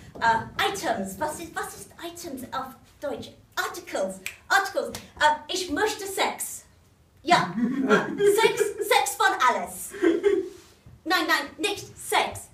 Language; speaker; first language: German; non-native, learner; English